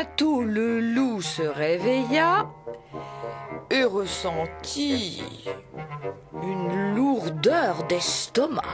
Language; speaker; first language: French; native; French